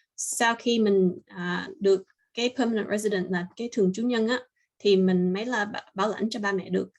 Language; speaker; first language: Vietnamese; early bilingual, heritage; Vietnamese